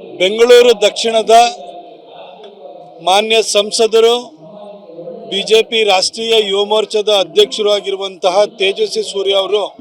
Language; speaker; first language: Kannada; native; Kannada